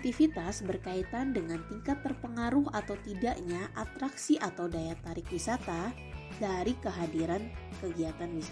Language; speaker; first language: Indonesian; native; Indonesian